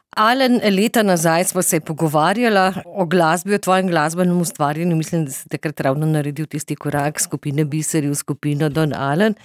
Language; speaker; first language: Slovenian; native; Slovenian